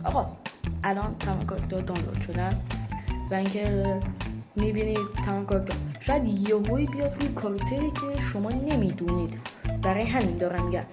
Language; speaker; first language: Persian; native; Persian